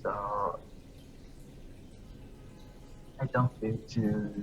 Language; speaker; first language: English; non-native, learner; Vietnamese